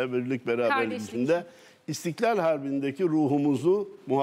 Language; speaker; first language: Turkish; native; Turkish